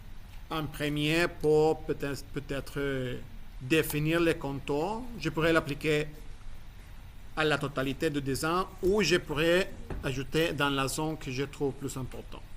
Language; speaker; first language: French; non-native, fluent; Spanish